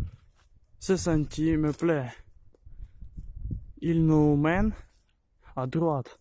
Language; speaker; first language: French; non-native, learner; Ukrainian